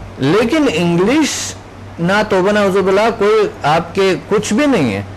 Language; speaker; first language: Urdu; non-native, local second language; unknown